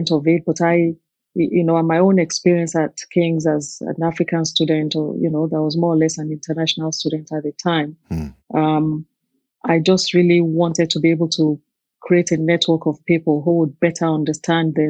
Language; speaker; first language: English; non-native, local second language; Yoruba